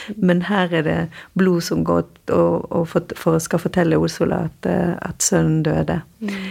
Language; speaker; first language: Norwegian; non-native, fluent; Spanish